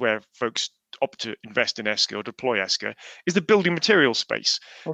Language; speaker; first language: English; native; English